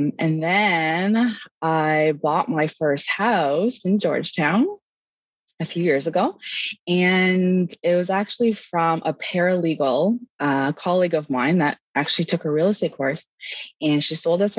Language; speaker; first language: English; native; English